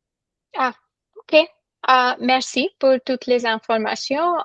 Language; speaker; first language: French; non-native, learner; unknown